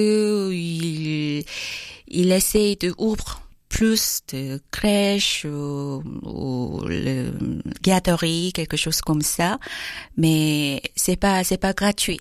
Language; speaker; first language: French; non-native, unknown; Korean